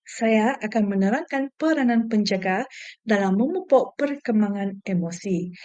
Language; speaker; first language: Malay; non-native, local second language; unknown